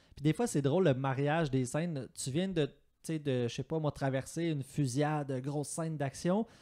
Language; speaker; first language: French; native; French